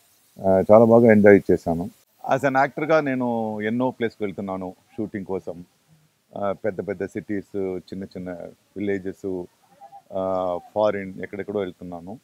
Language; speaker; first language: Telugu; non-native, fluent; Tamil